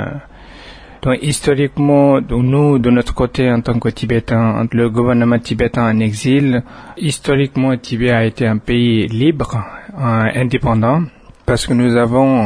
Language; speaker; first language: French; non-native, fluent; Tibetan